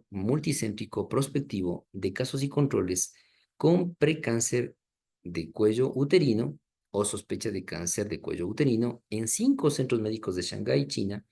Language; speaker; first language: Spanish; native; Spanish